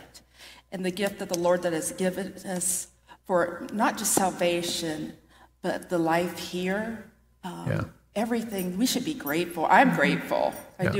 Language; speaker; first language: English; native; English